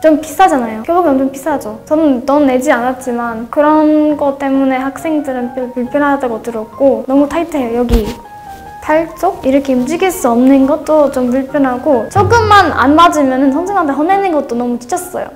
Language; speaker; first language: Korean; non-native, fluent; English